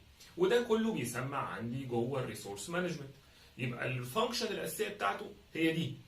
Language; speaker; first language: Arabic; native; Arabic